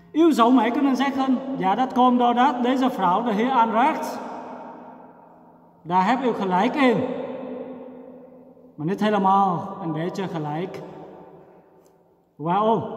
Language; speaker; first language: Dutch; non-native, fluent; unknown